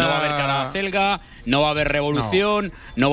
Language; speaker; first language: Spanish; native; Spanish